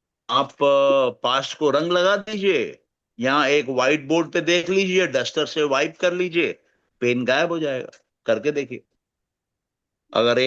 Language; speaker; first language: Hindi; native; Hindi